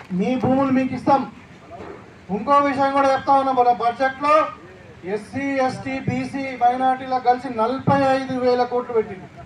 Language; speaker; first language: Telugu; native; Telugu